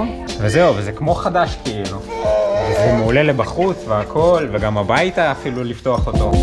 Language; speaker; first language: Hebrew; native; Hebrew